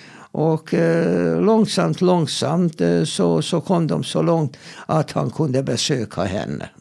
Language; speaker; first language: Swedish; non-native, fluent; Hungarian